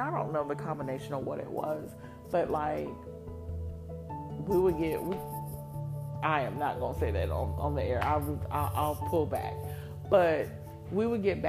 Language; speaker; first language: English; native; English